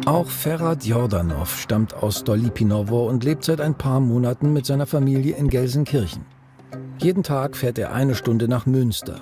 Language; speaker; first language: German; native; German